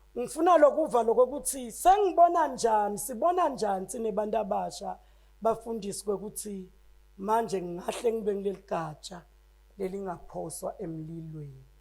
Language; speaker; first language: Zulu; non-native, local second language; Swati